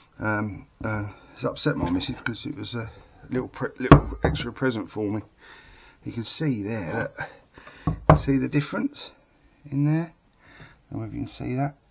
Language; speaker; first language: English; native; English